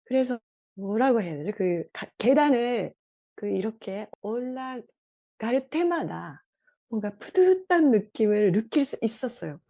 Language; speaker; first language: Korean; non-native, fluent; Japanese